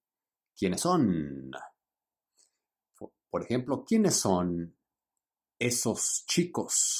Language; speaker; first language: Spanish; early bilingual, heritage; Spanish